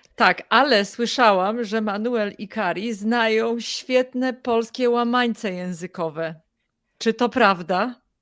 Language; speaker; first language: Polish; native; Polish